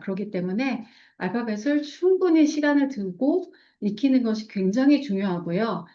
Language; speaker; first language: Korean; native; Korean